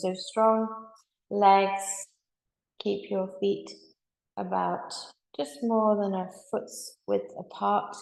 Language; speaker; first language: English; native; English